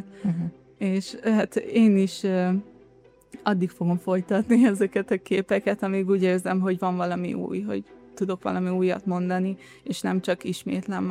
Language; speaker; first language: Hungarian; early bilingual, heritage; Hungarian